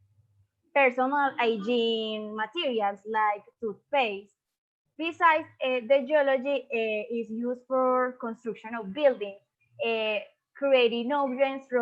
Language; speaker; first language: English; non-native, learner; Spanish